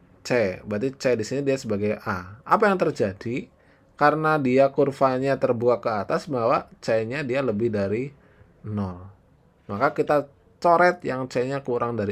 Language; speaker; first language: Indonesian; native; Indonesian